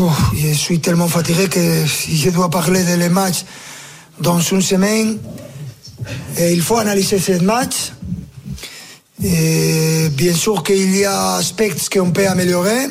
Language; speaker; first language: French; non-native, fluent; Spanish